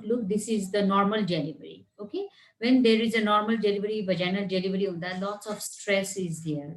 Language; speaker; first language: English; non-native, local second language; Nepali